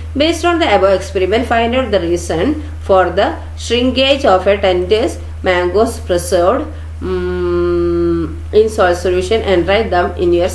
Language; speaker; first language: English; non-native, local second language; Malayalam